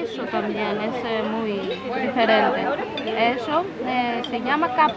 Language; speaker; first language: Spanish; non-native, fluent; Greek